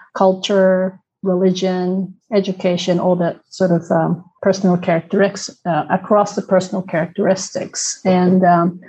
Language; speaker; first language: English; non-native, fluent; Japanese